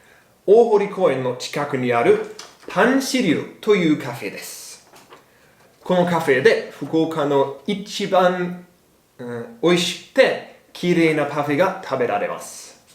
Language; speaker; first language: Japanese; non-native, learner; English